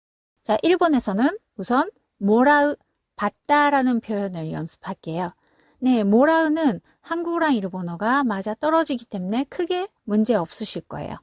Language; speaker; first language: Korean; non-native, fluent; Japanese